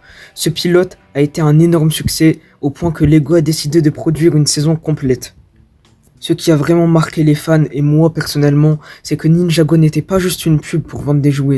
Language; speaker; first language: French; native; French